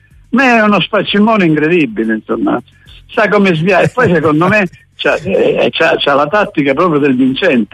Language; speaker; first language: Italian; native; Italian